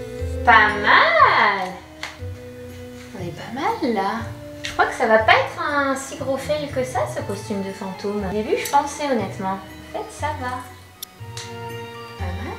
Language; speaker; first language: French; native; French